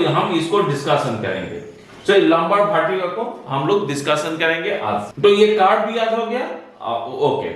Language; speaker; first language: Hindi; non-native, local second language; Assamese